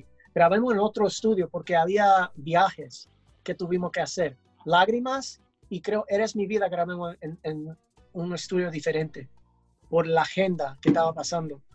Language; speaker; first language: Spanish; early bilingual, heritage; English